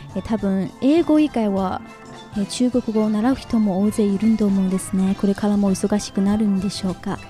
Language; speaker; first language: Japanese; non-native, fluent; Chinese